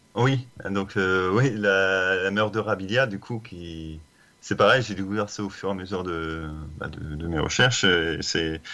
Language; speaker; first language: French; native; French